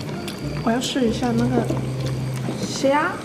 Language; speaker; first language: Chinese; non-native, local second language; Cantonese